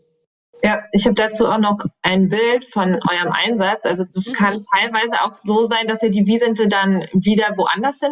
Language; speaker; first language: German; native; German